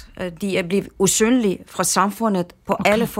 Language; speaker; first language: Danish; non-native, fluent; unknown